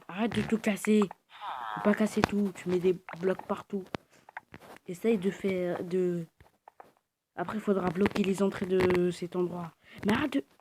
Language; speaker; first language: French; native; French